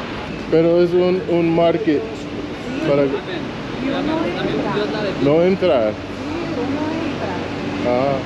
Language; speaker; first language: Spanish; non-native, learner; English